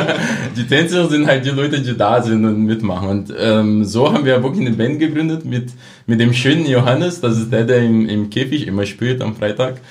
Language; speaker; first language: German; non-native, fluent; Portuguese